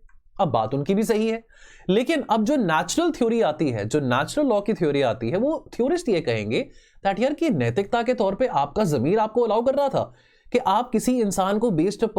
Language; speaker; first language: Hindi; native; Hindi